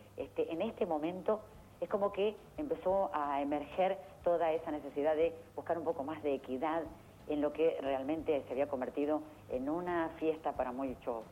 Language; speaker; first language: Spanish; native; Spanish